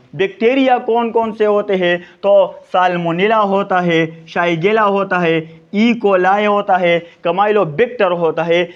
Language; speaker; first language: Urdu; non-native, local second language; Pashto